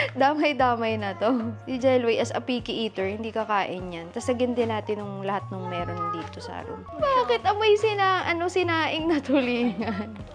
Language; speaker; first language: Filipino; native; Filipino